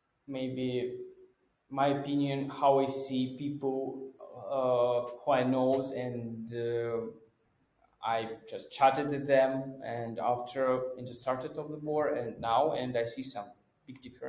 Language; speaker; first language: English; non-native, fluent; Russian